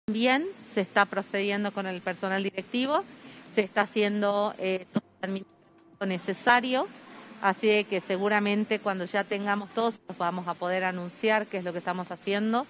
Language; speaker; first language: Spanish; native; Spanish